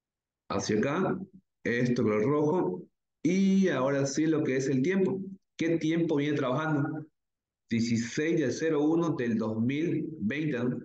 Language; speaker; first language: Spanish; native; Spanish